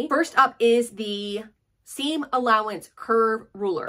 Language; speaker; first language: English; native; English